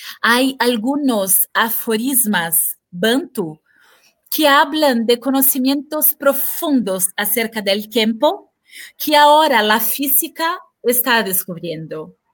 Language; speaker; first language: Spanish; non-native, fluent; Portuguese